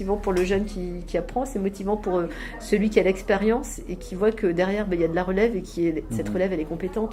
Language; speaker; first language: French; native; French